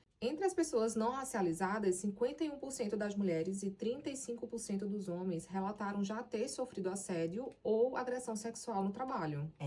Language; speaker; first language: Portuguese; native; Portuguese